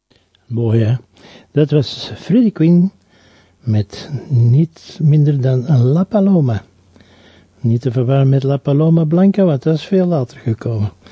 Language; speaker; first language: Dutch; native; Dutch